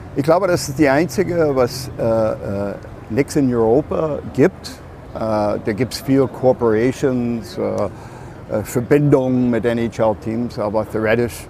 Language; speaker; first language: German; non-native, fluent; English